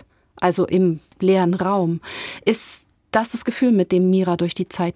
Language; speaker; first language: German; native; German